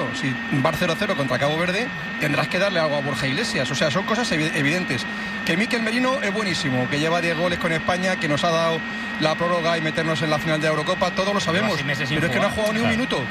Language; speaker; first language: Spanish; native; Spanish